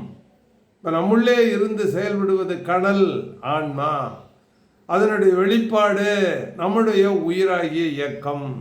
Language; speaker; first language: Tamil; native; Tamil